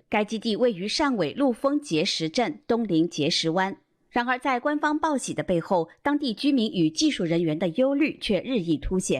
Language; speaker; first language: Chinese; native; Chinese